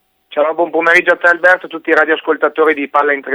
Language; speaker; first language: Italian; native; Italian